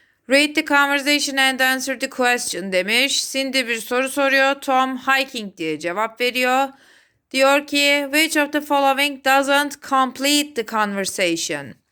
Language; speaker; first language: English; non-native, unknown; Turkish